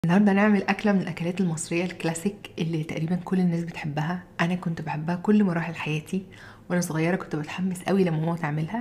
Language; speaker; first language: Arabic; native; Arabic